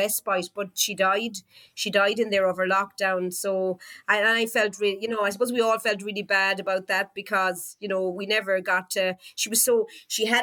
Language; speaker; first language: English; native; English